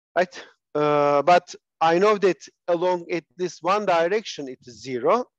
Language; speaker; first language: English; non-native, fluent; Turkish